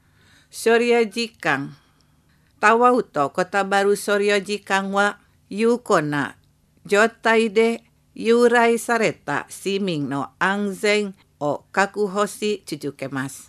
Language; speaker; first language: Japanese; non-native, fluent; Indonesian